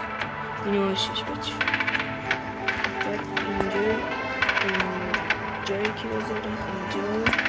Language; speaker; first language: Persian; native; Persian